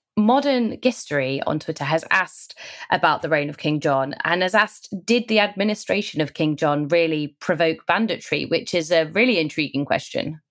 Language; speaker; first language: English; native; English